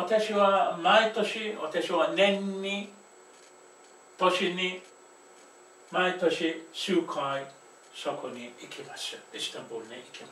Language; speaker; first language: Japanese; non-native, fluent; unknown